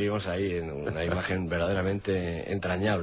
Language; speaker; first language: Spanish; native; Spanish